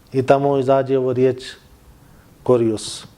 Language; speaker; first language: Bosnian; non-native, learner; Urdu